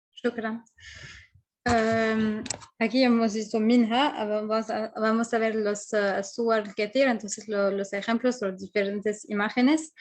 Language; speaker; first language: Spanish; non-native, fluent; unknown